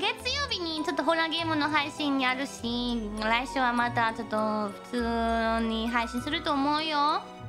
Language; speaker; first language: Japanese; non-native, fluent; German